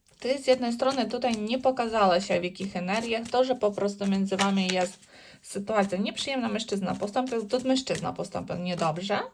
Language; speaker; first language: Polish; non-native, learner; Ukrainian